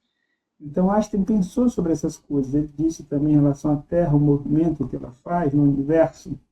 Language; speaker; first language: Portuguese; native; Portuguese